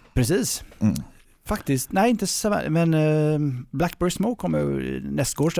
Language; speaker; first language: Swedish; native; Swedish